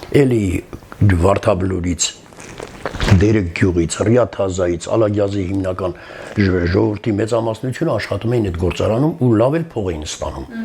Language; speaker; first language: Armenian; non-native, local second language; Kurdish